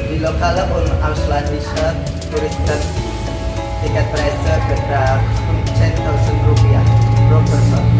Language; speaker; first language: German; non-native, learner; Indonesian